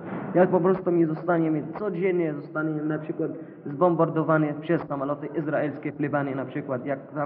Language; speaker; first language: Polish; non-native, learner; Arabic